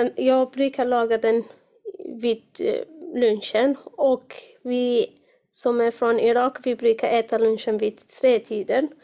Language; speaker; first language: Swedish; non-native, fluent; Arabic